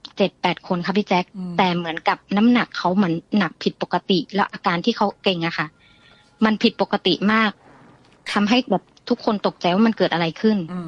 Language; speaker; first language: Thai; native; Thai